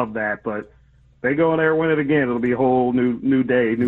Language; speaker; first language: English; native; English